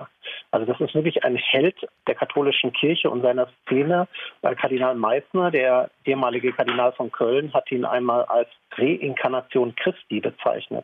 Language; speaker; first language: German; native; German